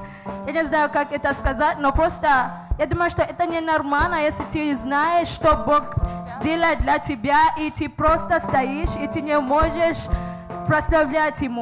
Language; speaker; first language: Russian; non-native, fluent; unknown